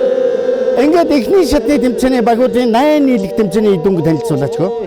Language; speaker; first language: Mongolian; native; Mongolian